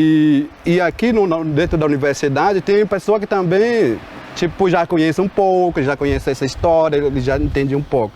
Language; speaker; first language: Portuguese; non-native, local second language; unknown